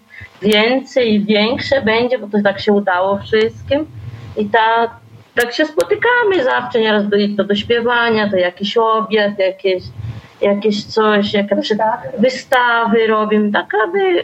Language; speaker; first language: Polish; early bilingual, heritage; Polish